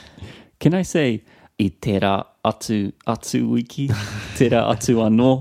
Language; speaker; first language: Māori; non-native, learner; English